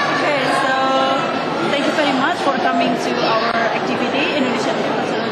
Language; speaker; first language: English; non-native, learner; Indonesian